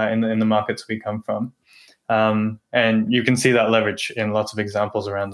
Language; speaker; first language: English; native; English